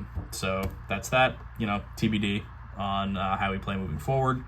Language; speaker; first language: English; native; English